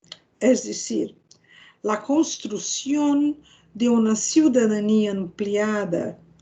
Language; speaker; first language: Spanish; non-native, fluent; Portuguese